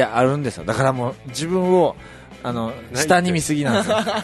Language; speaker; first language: Japanese; native; Japanese